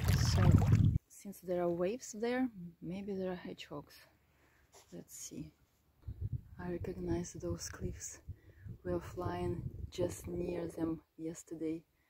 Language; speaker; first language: English; non-native, fluent; Russian